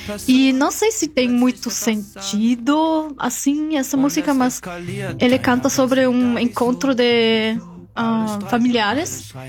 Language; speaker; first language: Portuguese; non-native, fluent; German